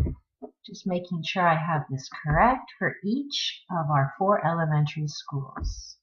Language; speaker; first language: English; native; English